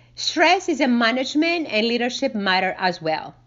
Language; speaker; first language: English; non-native, fluent; Greek